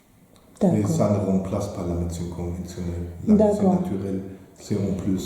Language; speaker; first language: French; non-native, fluent; German